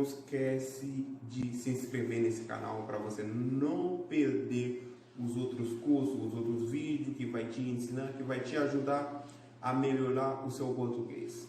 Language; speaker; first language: Portuguese; non-native, fluent; Haitian Creole